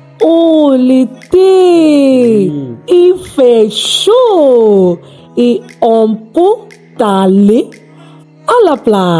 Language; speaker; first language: French; non-native, fluent; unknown